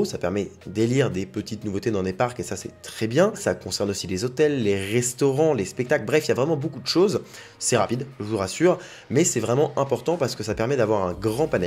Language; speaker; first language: French; native; French